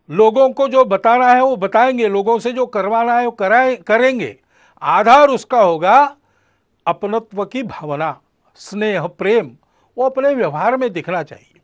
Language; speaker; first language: Hindi; non-native, local second language; Marathi